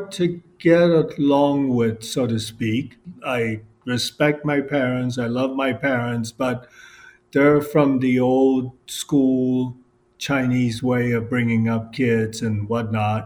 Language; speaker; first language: English; non-native, local second language; Cantonese